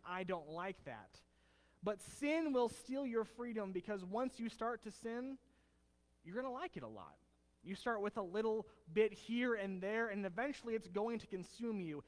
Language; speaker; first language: English; native; English